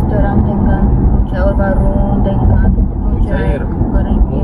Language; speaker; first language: Indonesian; non-native, learner; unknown